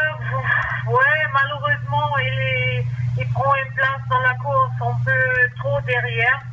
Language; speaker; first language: French; non-native, learner; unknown